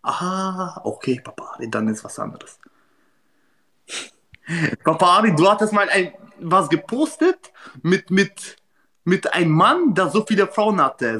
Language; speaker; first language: German; non-native, learner; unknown